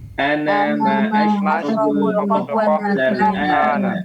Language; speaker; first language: Arabic; non-native, learner; Indonesian